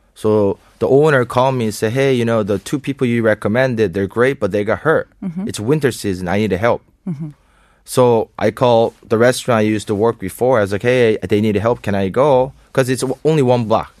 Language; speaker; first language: English; non-native, fluent; Korean